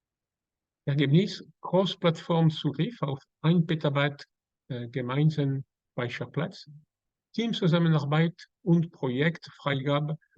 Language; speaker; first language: German; non-native, learner; French